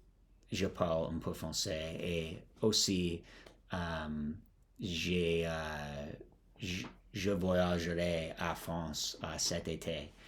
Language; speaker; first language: French; non-native, learner; English